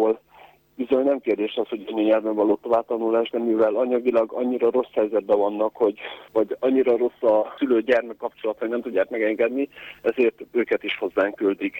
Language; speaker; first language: Hungarian; native; Hungarian